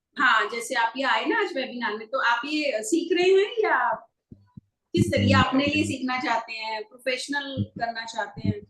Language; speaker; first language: Hindi; native; Hindi